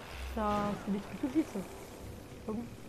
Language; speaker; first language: French; native; French